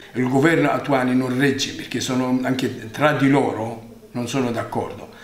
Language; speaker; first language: Italian; non-native, fluent; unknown